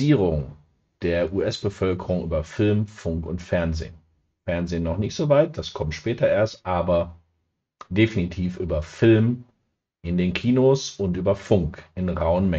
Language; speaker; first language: German; native; German